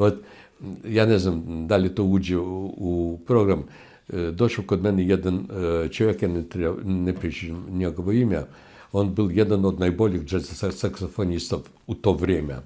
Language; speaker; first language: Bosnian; non-native, learner; Russian